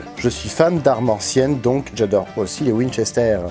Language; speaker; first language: French; native; French